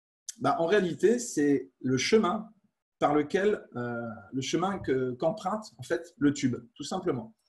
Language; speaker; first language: French; native; French